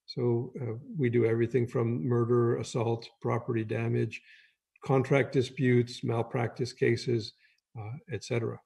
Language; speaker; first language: English; native; English